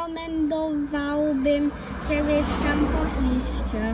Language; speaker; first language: Polish; early bilingual, heritage; Polish